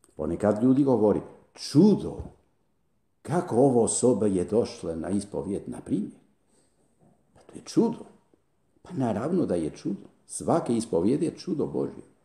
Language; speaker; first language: Croatian; non-native, fluent; Spanish